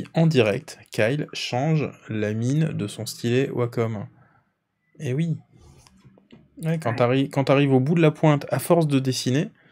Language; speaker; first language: French; native; French